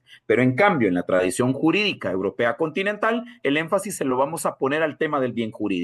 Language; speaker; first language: Spanish; native; Spanish